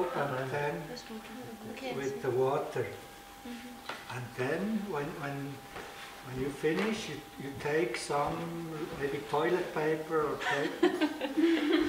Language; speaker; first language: English; non-native, learner; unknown